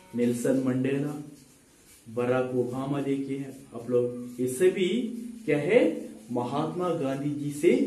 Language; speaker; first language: Hindi; non-native, local second language; Kannada